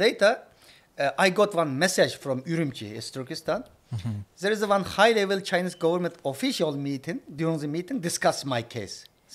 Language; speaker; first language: English; non-native, learner; Chinese